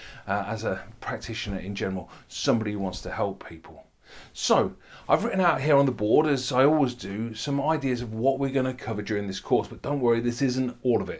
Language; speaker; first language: English; native; English